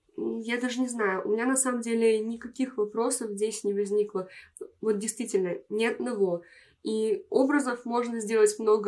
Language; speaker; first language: Russian; native; Russian